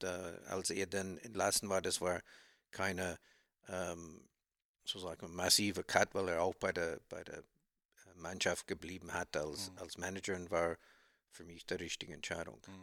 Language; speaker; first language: German; non-native, learner; English